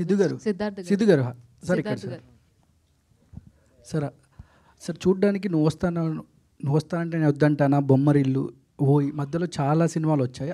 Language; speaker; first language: Telugu; native; Telugu